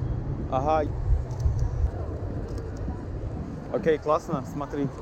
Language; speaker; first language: Russian; non-native, learner; English